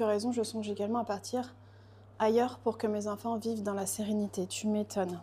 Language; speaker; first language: French; native; French